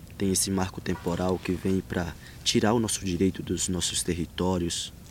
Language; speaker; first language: Portuguese; non-native, local second language; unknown